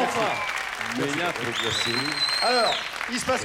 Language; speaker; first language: French; native; French